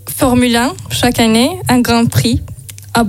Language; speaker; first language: French; non-native, learner; Azerbaijani